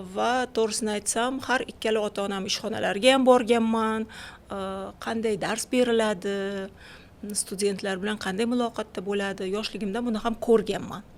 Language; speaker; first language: Uzbek; non-native, local second language; Russian